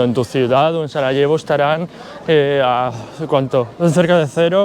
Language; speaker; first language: Spanish; native; Spanish